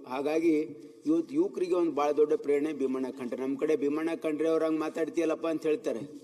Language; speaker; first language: Kannada; native; Kannada